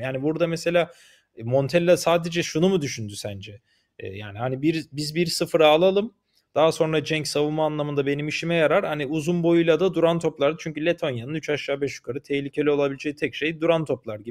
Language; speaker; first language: Turkish; native; Turkish